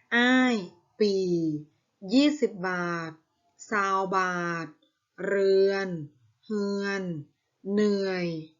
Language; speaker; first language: Thai; native; Thai